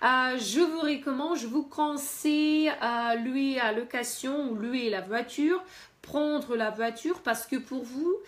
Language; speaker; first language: French; non-native, fluent; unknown